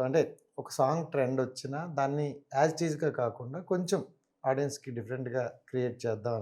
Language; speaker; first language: Telugu; native; Telugu